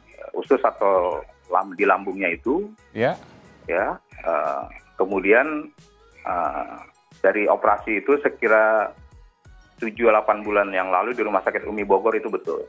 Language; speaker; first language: Indonesian; native; Indonesian